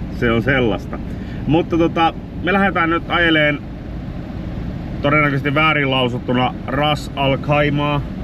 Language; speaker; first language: Finnish; native; Finnish